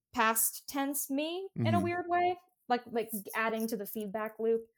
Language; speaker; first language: English; native; English